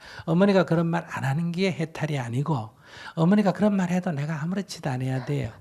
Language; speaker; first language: Korean; native; Korean